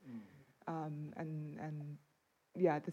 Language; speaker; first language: English; non-native, local second language; Cantonese